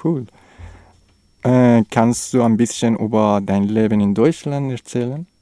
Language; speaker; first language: German; non-native, learner; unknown